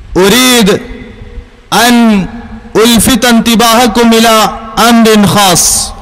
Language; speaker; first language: Arabic; non-native, fluent; Malayalam